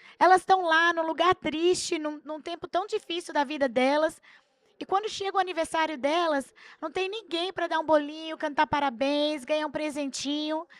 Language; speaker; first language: Portuguese; early bilingual, heritage; Portuguese